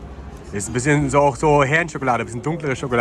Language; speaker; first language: German; native; German